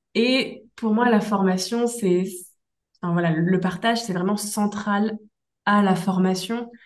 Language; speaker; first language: French; native; French